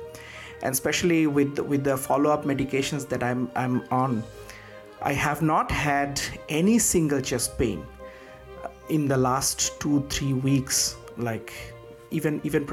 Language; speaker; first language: English; non-native, local second language; Bangla